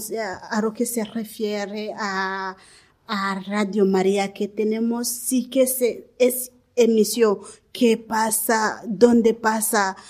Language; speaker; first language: Spanish; non-native, learner; Kinyarwanda